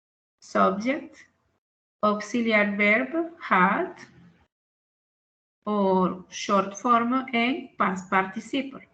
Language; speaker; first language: English; non-native, fluent; Spanish